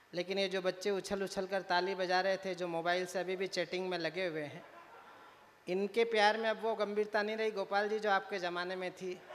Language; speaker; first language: Hindi; native; Hindi